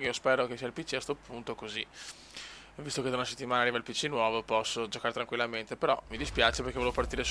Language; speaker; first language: Italian; native; Italian